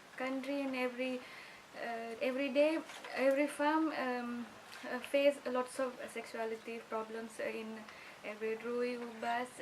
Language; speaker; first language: English; non-native, learner; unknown